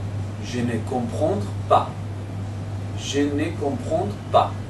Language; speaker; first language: French; non-native, fluent; Hebrew